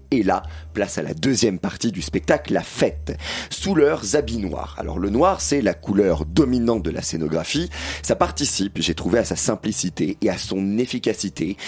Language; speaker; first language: French; native; French